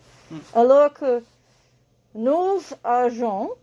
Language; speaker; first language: French; non-native, learner; English